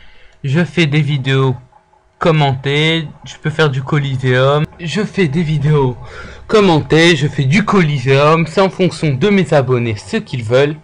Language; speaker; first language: French; native; French